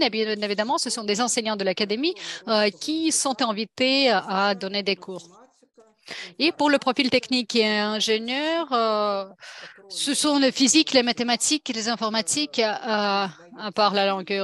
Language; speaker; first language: French; non-native, fluent; Russian